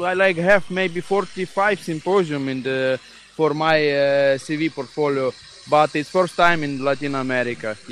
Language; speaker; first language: English; non-native, learner; Ukrainian